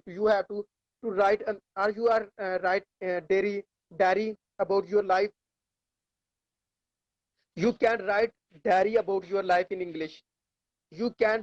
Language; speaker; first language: English; non-native, learner; Urdu